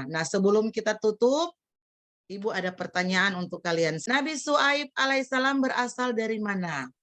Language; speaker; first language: Indonesian; native; Indonesian